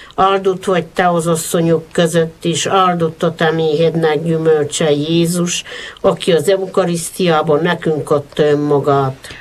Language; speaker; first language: Hungarian; native; Hungarian